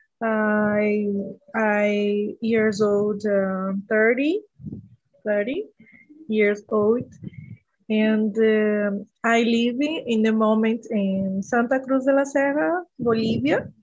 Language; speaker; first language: English; non-native, learner; Portuguese